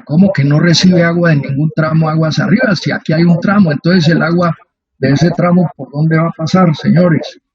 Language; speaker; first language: Spanish; native; Spanish